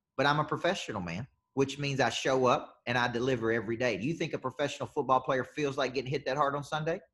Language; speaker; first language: English; native; English